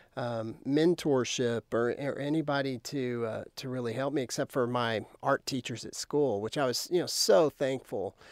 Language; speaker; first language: English; native; English